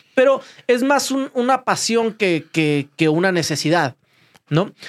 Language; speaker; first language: Spanish; native; Spanish